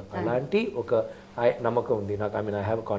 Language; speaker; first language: Telugu; non-native, learner; Tamil